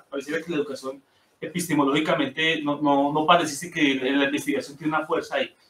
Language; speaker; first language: Spanish; native; Spanish